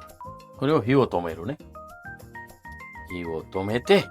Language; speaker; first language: Japanese; non-native, fluent; Italian